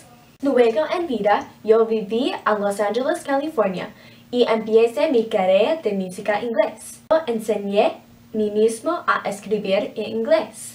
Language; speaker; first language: Spanish; non-native, learner; English